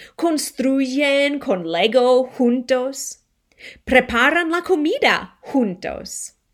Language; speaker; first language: Spanish; non-native, fluent; English